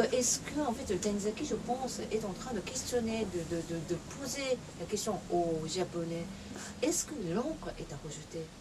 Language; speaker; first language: French; non-native, fluent; Japanese